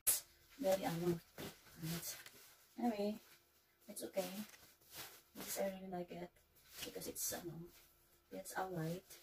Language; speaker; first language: English; non-native, learner; Filipino